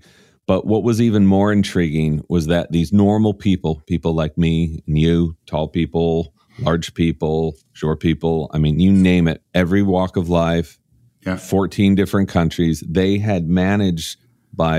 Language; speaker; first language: English; native; English